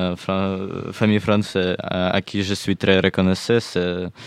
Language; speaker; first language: French; non-native, learner; Ukrainian